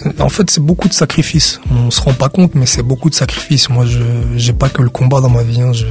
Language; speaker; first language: French; early bilingual, other home language; Arabic